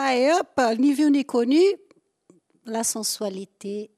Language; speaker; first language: French; native; French